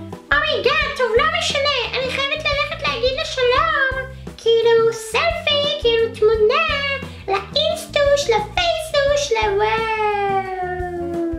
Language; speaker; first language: Hebrew; native; Hebrew